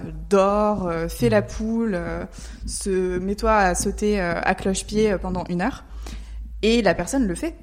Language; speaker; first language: French; native; French